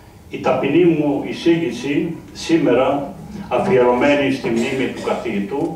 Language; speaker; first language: Greek; native; Greek